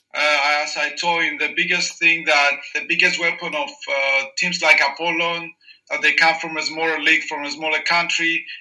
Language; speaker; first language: English; non-native, fluent; Greek